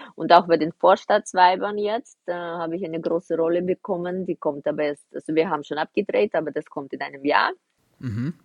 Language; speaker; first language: German; non-native, fluent; Russian